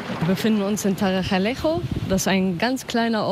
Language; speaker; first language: German; native; German